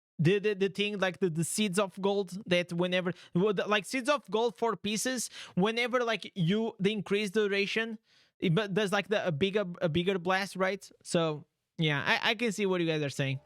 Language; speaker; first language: English; non-native, fluent; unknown